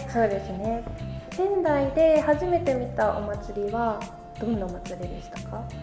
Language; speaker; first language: Japanese; native; Japanese